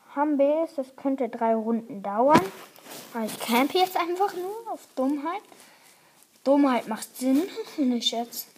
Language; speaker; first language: German; native; German